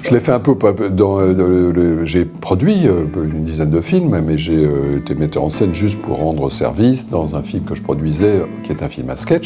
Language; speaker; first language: French; native; French